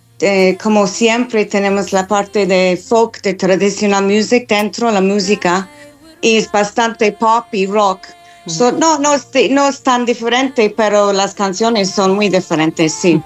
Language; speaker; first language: Spanish; non-native, fluent; English